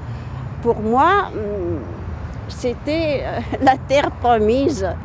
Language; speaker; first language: French; early bilingual, other home language; Russian